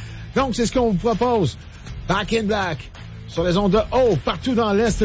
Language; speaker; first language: French; native; French